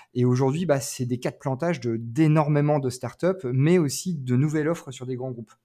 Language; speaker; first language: French; native; French